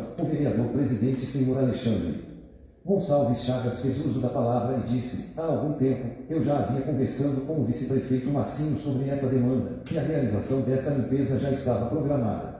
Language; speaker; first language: Portuguese; native; Portuguese